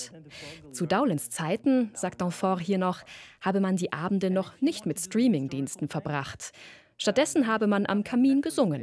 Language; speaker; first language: German; native; German